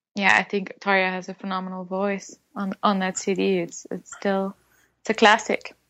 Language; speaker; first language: English; non-native, fluent; Dutch